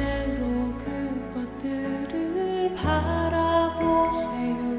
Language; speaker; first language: Korean; native; Korean